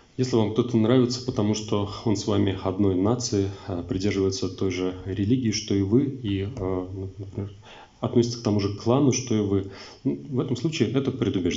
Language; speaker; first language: Russian; native; Russian